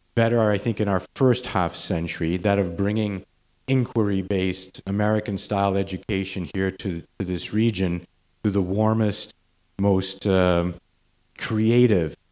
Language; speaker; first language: English; native; English